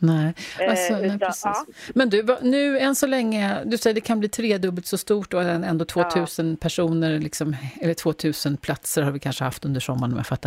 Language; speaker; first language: Swedish; native; Swedish